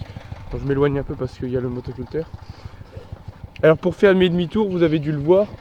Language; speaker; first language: French; native; French